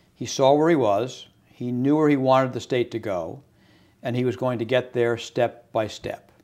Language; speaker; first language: English; native; English